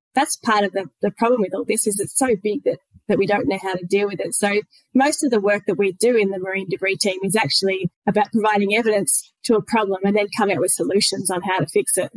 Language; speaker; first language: English; native; English